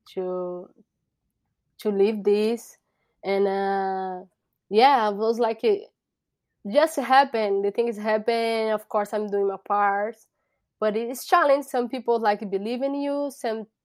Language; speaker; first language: English; non-native, learner; Portuguese